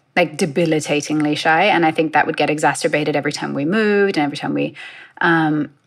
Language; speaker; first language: English; native; English